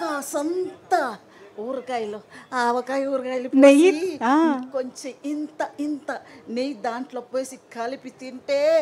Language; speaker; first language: Telugu; non-native, fluent; Tamil